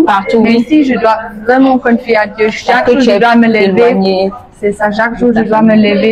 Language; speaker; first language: French; non-native, fluent; German